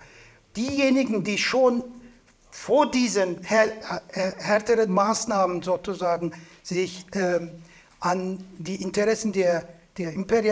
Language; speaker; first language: German; non-native, fluent; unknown